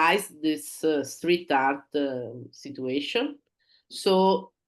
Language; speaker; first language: English; non-native, learner; Italian